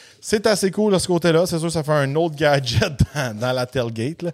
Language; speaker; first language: French; native; French